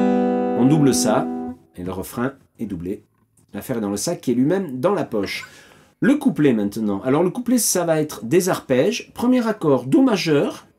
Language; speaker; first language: French; native; French